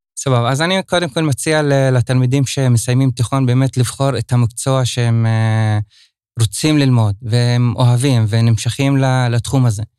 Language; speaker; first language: Hebrew; non-native, local second language; Arabic